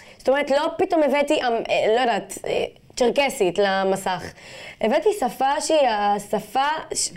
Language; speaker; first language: Hebrew; non-native, local second language; Arabic